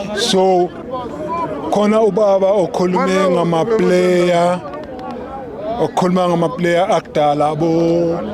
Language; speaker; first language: Zulu; native; Zulu